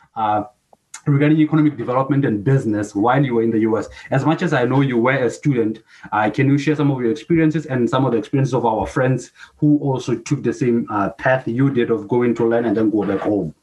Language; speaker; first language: English; non-native, local second language; Southern Sotho